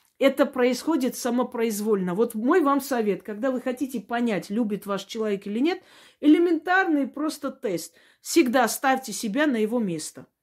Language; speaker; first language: Russian; non-native, local second language; Armenian